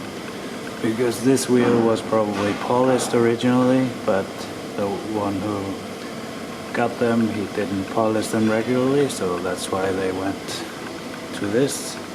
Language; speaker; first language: English; non-native, fluent; Icelandic